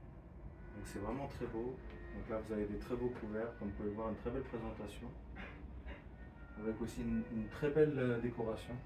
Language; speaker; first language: French; native; French